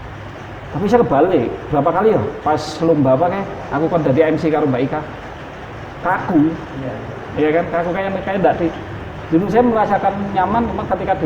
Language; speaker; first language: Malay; non-native, local second language; Javanese